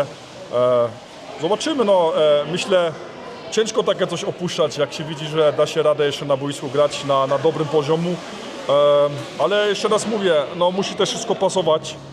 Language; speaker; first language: Polish; early bilingual, heritage; Polish